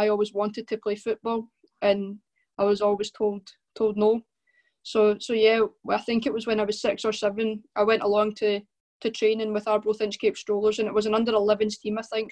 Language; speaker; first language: English; native; English